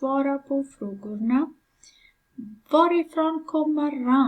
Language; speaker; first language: Swedish; non-native, learner; Persian